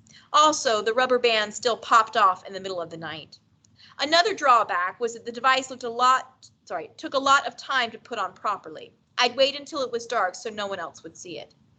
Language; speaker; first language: English; native; English